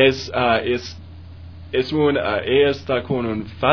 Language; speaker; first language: Spanish; non-native, learner; English